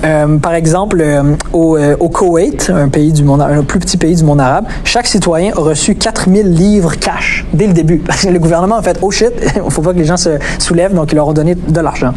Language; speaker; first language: French; native; French